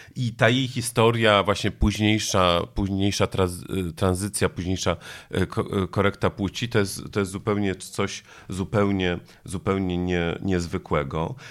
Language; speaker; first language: Polish; native; Polish